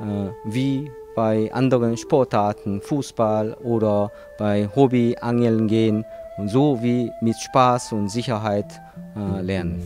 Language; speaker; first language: German; non-native, fluent; Korean